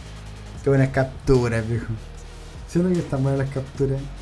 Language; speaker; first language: Spanish; native; Spanish